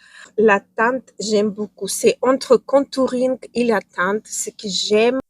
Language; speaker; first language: French; non-native, fluent; Ukrainian